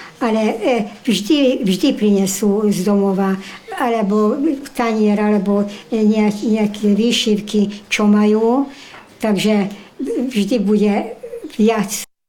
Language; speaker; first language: Slovak; early bilingual, heritage; Slovak